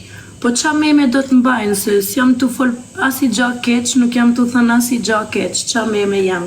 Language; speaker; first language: Albanian; early bilingual, heritage; Italian